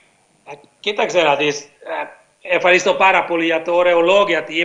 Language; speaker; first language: Greek; non-native, learner; Hungarian